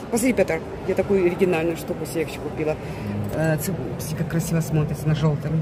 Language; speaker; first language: Russian; native; Russian